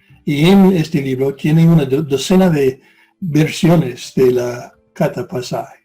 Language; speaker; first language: Spanish; non-native, fluent; English